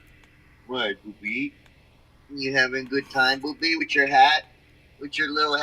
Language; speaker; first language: English; native; English